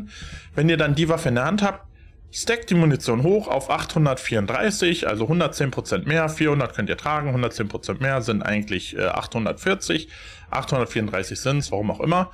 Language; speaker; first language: German; native; German